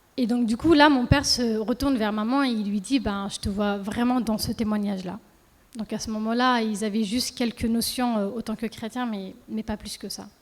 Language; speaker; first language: French; early bilingual, other home language; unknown